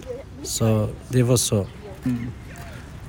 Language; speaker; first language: Swedish; non-native, fluent; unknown